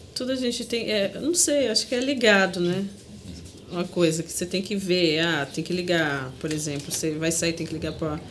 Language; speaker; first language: Portuguese; native; Portuguese